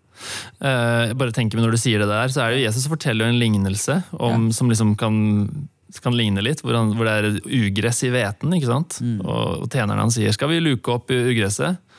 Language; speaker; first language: Norwegian; native; Norwegian